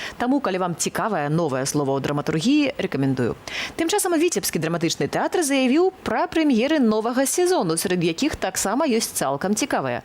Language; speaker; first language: Belarusian; native; Belarusian